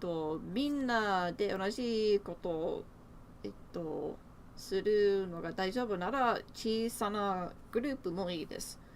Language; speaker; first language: Japanese; non-native, learner; English